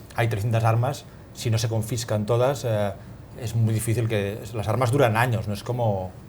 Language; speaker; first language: Spanish; non-native, local second language; Catalan